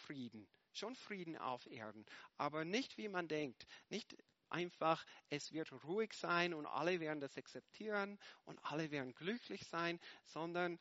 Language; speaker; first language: German; non-native, fluent; English